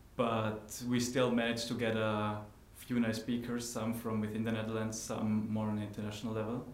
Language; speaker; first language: English; non-native, fluent; German